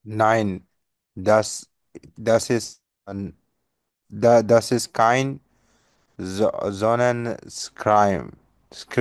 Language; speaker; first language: German; non-native, learner; Bangla